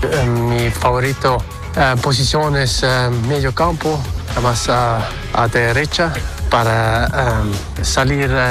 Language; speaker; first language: Spanish; non-native, learner; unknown